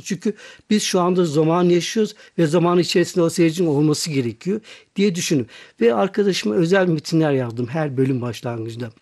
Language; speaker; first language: Turkish; native; Turkish